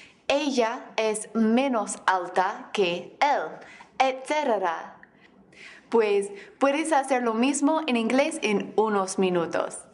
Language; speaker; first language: Spanish; non-native, fluent; English